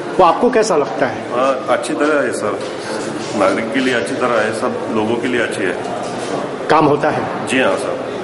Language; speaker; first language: Hindi; non-native, local second language; Marathi